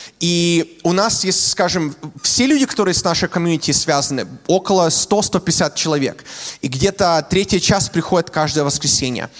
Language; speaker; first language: Russian; early bilingual, heritage; Russian